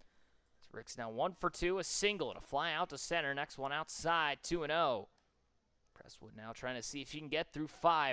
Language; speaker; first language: English; native; English